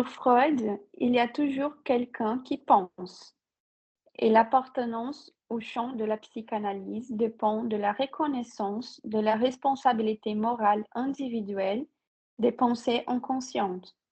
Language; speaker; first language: French; non-native, fluent; Portuguese